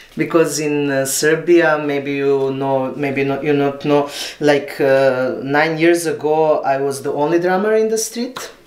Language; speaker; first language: English; non-native, learner; Serbian